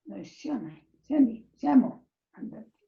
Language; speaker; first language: Italian; non-native, learner; Spanish